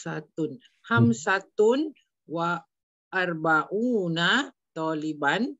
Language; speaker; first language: Arabic; non-native, learner; Malay